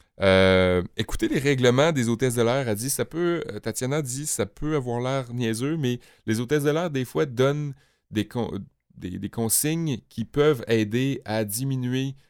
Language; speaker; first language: French; native; French